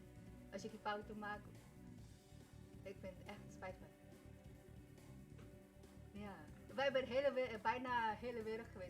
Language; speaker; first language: Dutch; early bilingual, other home language; Persian